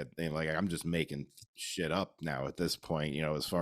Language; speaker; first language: English; native; English